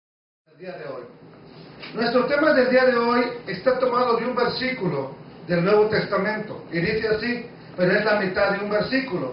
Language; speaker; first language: Spanish; native; Spanish